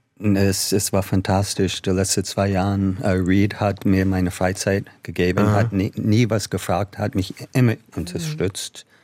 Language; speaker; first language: German; non-native, fluent; Hungarian